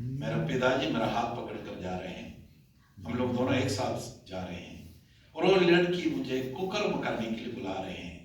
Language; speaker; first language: Hindi; non-native, local second language; Malayalam